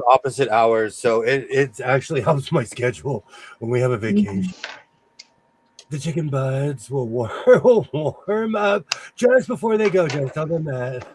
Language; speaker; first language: English; native; English